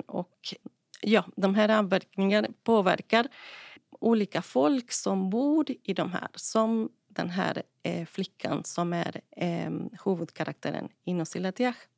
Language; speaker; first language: Swedish; non-native, fluent; Spanish